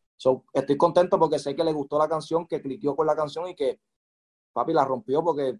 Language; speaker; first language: Spanish; native; Spanish